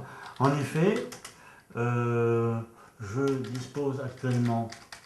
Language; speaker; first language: French; native; French